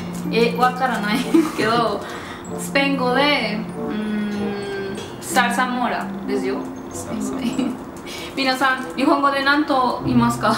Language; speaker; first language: Japanese; non-native, learner; Spanish